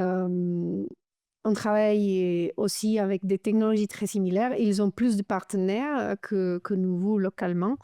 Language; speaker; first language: French; non-native, fluent; Romanian